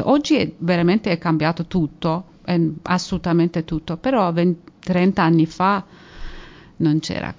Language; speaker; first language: Italian; non-native, fluent; Persian